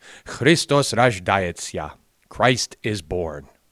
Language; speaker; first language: English; native; English